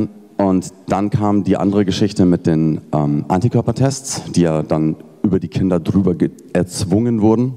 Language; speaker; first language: German; native; German